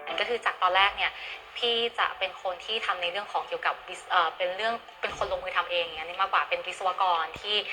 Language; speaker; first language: Thai; native; Thai